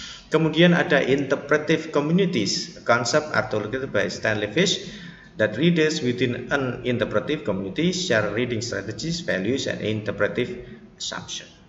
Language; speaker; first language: English; non-native, fluent; Indonesian